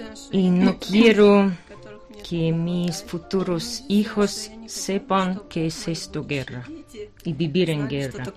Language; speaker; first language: Spanish; non-native, fluent; Ukrainian